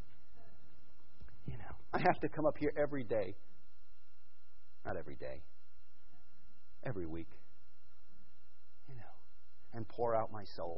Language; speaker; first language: English; native; English